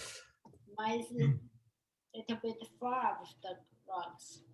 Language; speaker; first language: English; non-native, learner; Chinese